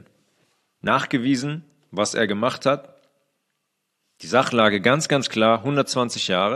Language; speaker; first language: German; native; German